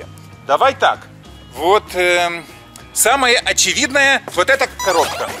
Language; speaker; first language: Russian; native; Russian